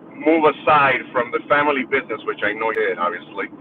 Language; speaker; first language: English; early bilingual, other home language; Spanish